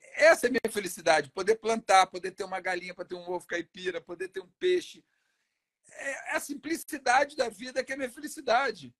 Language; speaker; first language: Portuguese; native; Portuguese